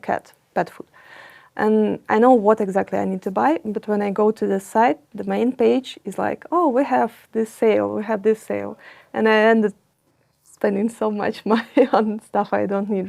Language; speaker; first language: English; non-native, fluent; Russian